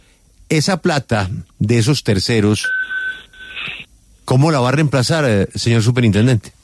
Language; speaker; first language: Spanish; native; Spanish